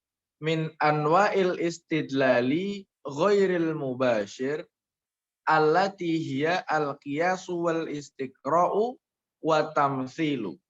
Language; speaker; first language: Arabic; non-native, learner; Indonesian